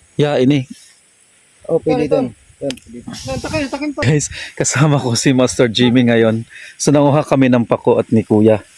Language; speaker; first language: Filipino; non-native, local second language; Bikol